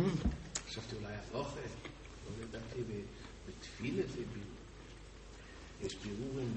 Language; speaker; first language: Hebrew; non-native, learner; English